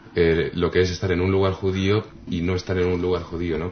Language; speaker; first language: Spanish; native; Spanish